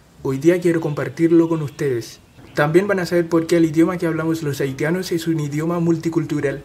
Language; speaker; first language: Spanish; non-native, fluent; Haitian Creole